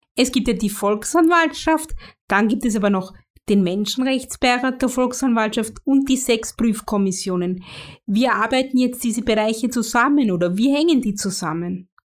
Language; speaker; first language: German; native; German